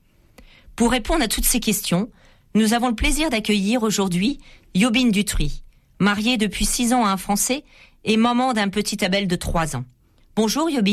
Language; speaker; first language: French; native; French